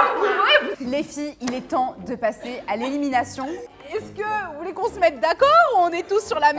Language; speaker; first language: French; native; French